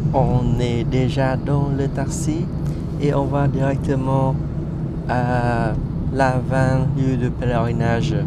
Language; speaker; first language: French; non-native, fluent; Vietnamese